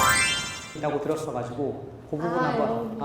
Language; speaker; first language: Korean; native; Korean